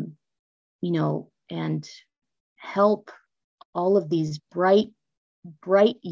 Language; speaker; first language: English; native; English